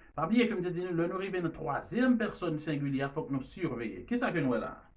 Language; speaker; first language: French; non-native, learner; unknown